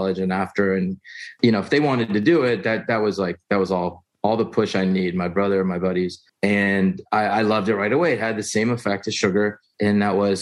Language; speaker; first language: English; native; English